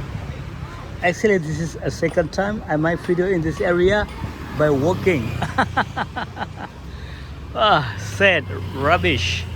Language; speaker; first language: English; non-native, learner; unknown